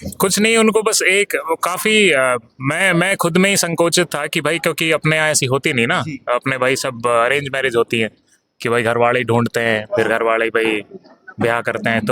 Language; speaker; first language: Hindi; native; Hindi